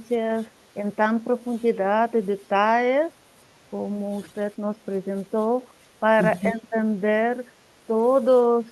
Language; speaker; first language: Spanish; non-native, learner; Russian